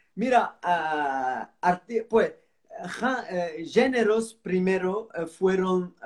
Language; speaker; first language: Spanish; non-native, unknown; French